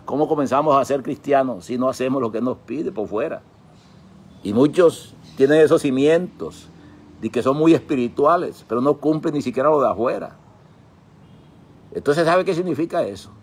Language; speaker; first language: Spanish; native; Spanish